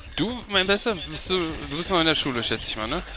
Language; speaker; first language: German; native; German